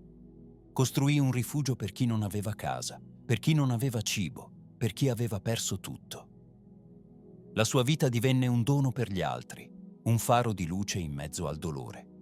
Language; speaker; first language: Italian; native; Italian